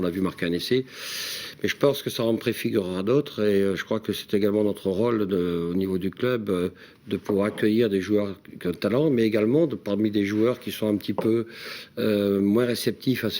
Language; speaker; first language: French; native; French